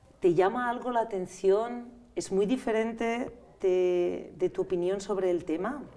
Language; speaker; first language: Spanish; native; Spanish